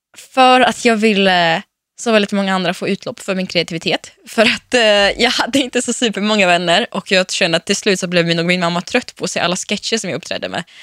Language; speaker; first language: Swedish; early bilingual, other home language; Russian